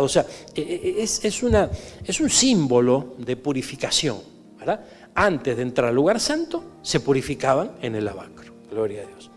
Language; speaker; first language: Spanish; native; Spanish